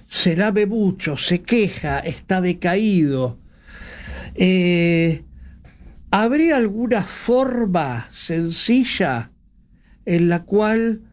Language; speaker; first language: Spanish; native; Spanish